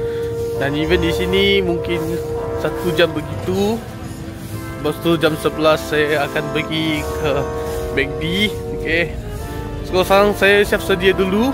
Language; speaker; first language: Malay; non-native, local second language; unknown